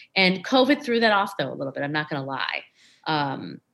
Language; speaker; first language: English; native; English